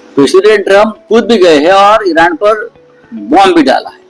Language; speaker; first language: Hindi; non-native, local second language; Marathi